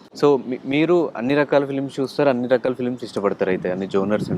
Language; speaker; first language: Telugu; native; Telugu